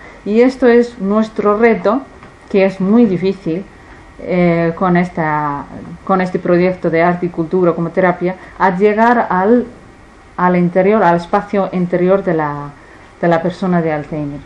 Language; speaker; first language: Spanish; non-native, fluent; Icelandic